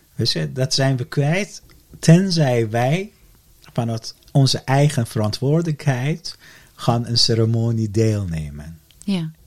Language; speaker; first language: Dutch; non-native, fluent; Persian